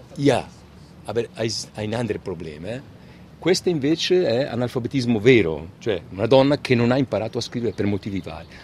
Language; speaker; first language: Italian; native; Italian